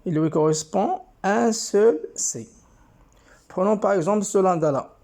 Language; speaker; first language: French; non-native, local second language; Arabic